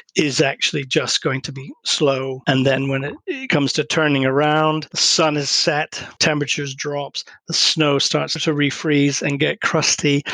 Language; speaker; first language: English; native; English